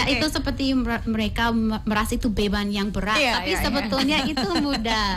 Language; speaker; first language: Indonesian; non-native, fluent; English